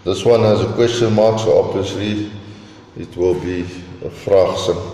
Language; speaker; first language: English; non-native, local second language; Afrikaans